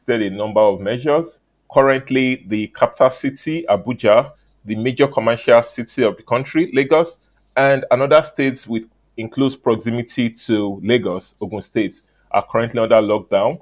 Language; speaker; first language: English; non-native, local second language; Yoruba